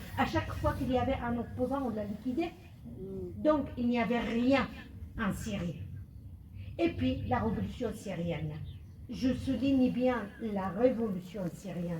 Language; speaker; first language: French; non-native, fluent; Arabic